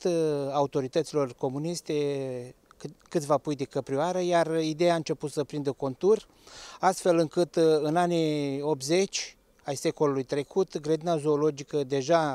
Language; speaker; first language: Romanian; native; Romanian